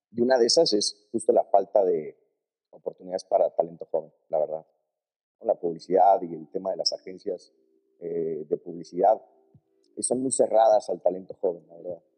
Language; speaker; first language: Spanish; native; Spanish